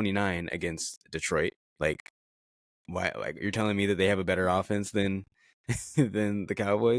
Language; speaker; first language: English; native; English